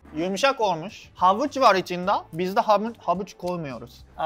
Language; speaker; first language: Turkish; non-native, fluent; Japanese